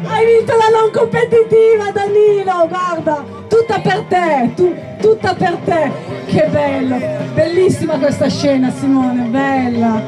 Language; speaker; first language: Italian; native; Italian